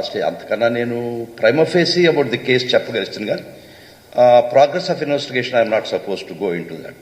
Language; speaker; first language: Telugu; native; Telugu